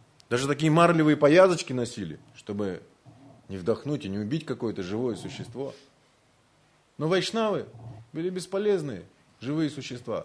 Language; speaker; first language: Russian; native; Russian